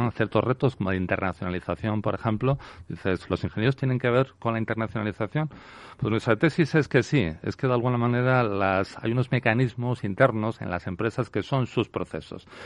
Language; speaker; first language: Spanish; native; Spanish